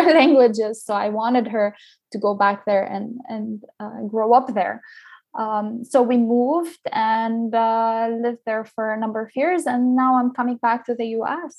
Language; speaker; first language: English; non-native, local second language; Arabic